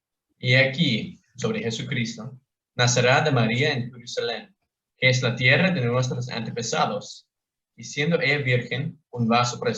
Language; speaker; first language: Spanish; non-native, fluent; English